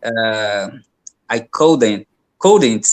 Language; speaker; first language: English; non-native, learner; Portuguese